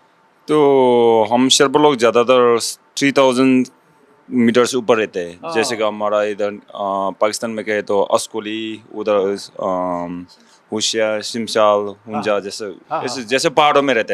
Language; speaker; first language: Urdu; non-native, learner; Sherpa